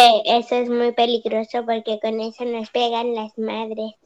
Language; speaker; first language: Spanish; native; Spanish